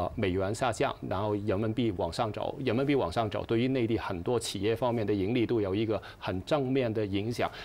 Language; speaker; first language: Chinese; non-native, fluent; Cantonese